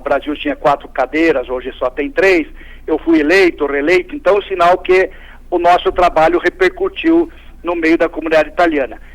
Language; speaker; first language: Portuguese; early bilingual, other home language; Italian